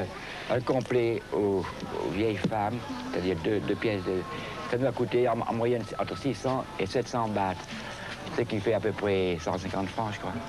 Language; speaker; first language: French; native; French